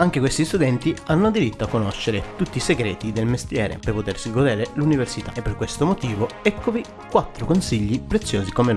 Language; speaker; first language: Italian; native; Italian